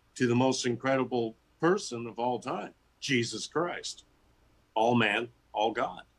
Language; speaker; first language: English; native; English